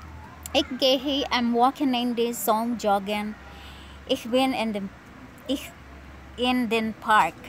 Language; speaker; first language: German; non-native, learner; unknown